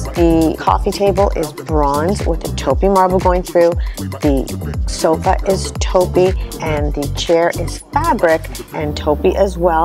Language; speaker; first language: English; native; English